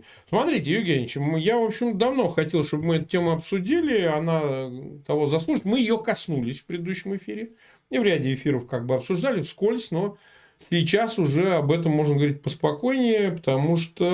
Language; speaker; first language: Russian; native; Russian